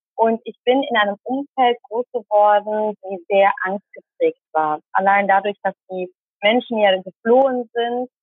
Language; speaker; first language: German; early bilingual, other home language; Tamil